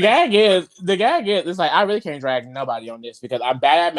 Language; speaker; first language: English; native; English